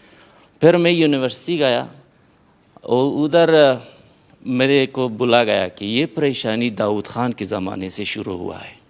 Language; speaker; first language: Hindi; non-native, fluent; Persian